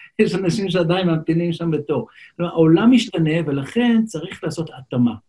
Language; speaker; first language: Hebrew; non-native, local second language; Yiddish